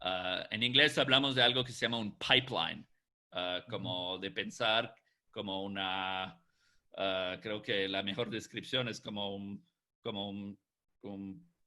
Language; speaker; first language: Spanish; non-native, fluent; English